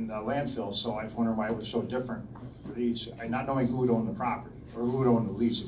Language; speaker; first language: English; native; English